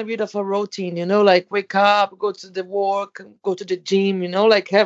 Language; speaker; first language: English; non-native, fluent; Portuguese